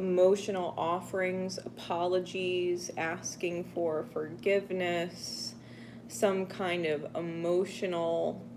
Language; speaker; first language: English; native; English